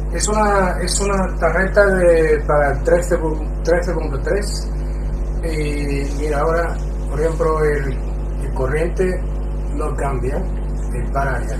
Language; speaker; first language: Spanish; non-native, fluent; Chinese